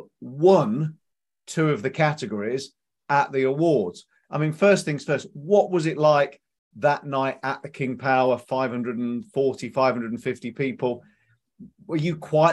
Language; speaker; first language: English; native; English